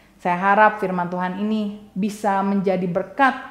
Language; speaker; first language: Indonesian; native; Indonesian